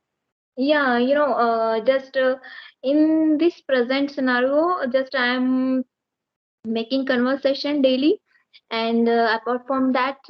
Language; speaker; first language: English; non-native, learner; Marathi